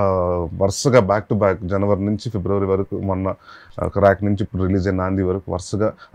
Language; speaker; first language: Telugu; native; Telugu